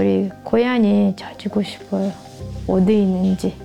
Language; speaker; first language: Korean; non-native, learner; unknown